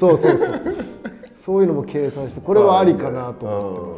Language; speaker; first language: Japanese; native; Japanese